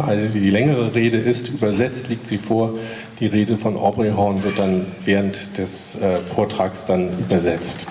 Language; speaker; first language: German; native; German